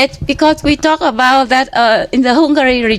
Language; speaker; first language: English; non-native, learner; Vietnamese